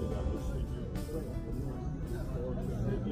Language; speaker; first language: Spanish; native; Spanish